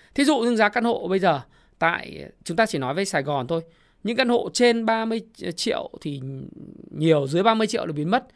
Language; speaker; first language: Vietnamese; native; Vietnamese